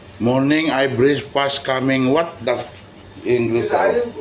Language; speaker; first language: English; non-native, learner; Filipino